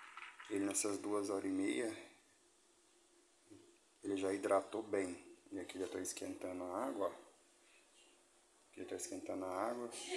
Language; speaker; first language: Portuguese; native; Portuguese